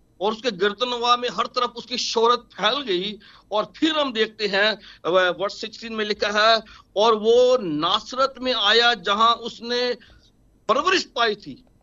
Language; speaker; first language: Urdu; non-native, local second language; Punjabi